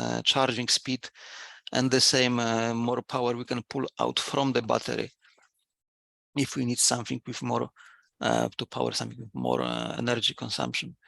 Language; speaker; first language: English; non-native, fluent; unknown